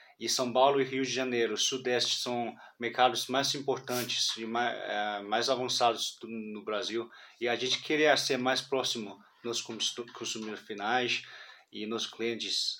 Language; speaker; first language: Portuguese; non-native, fluent; Chinese